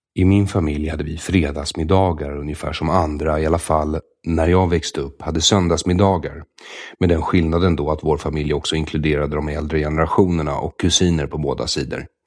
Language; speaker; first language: Swedish; native; Swedish